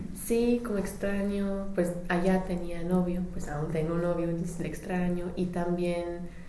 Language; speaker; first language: Spanish; non-native, fluent; English